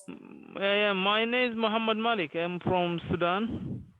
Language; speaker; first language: English; non-native, learner; Arabic